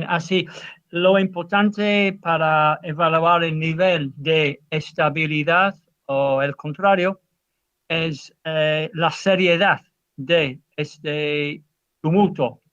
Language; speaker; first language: Spanish; non-native, learner; English